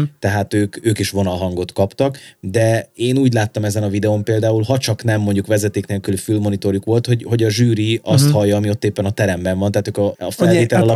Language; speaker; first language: Hungarian; native; Hungarian